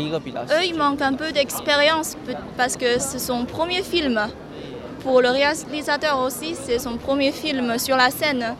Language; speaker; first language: French; non-native, fluent; Chinese